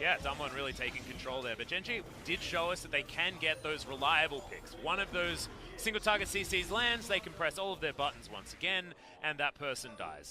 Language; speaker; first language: English; native; English